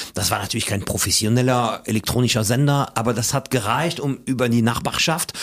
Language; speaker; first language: German; non-native, fluent; French